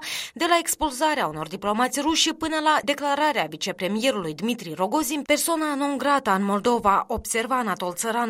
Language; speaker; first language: Romanian; native; Romanian